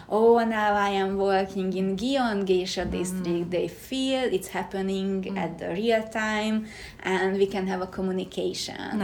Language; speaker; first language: English; non-native, fluent; Hungarian